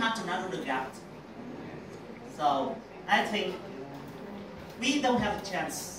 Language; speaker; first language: English; non-native, learner; Vietnamese